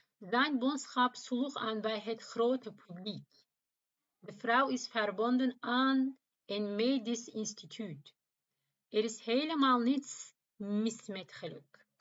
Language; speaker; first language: Dutch; non-native, learner; Turkish